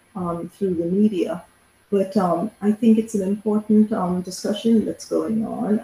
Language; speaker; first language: English; native; English